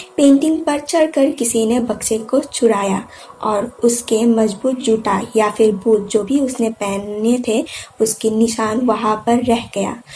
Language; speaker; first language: Hindi; non-native, local second language; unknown